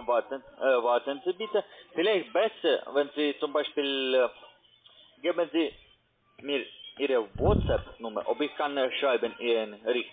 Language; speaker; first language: German; non-native, learner; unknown